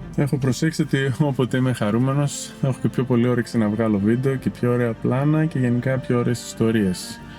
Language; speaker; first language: Greek; native; Greek